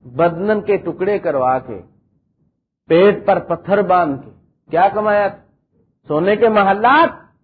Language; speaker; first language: Urdu; non-native, local second language; Punjabi